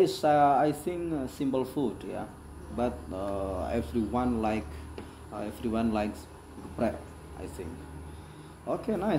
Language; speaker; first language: English; non-native, learner; Indonesian